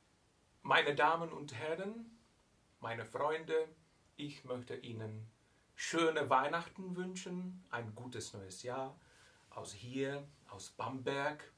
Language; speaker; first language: German; non-native, fluent; Czech